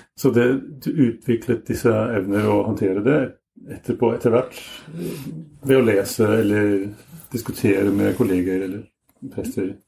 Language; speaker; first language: Norwegian; non-native, fluent; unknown